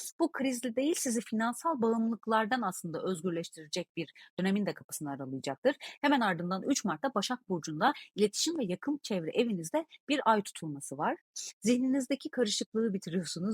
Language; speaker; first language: Turkish; native; Turkish